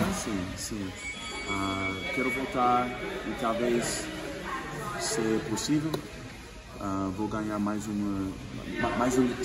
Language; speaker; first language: Portuguese; non-native, learner; English